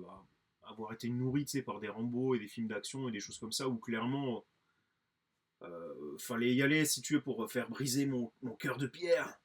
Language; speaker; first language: French; native; French